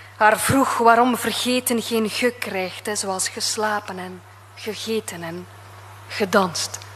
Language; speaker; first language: Dutch; native; Dutch